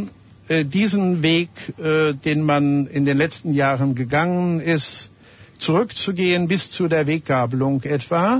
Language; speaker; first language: German; native; German